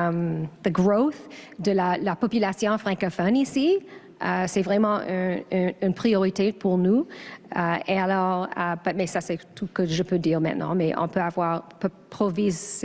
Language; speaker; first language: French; non-native, learner; English